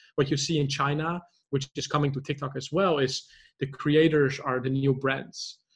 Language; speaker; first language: English; non-native, fluent; Dutch